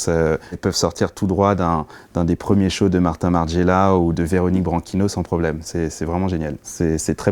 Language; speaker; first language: French; native; French